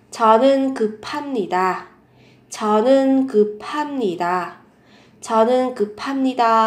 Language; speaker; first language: Korean; non-native, fluent; Vietnamese